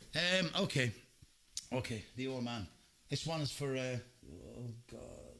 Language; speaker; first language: English; native; English